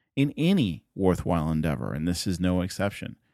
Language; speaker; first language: English; non-native, fluent; Spanish